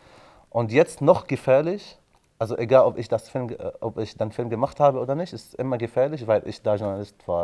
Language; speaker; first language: German; non-native, fluent; Arabic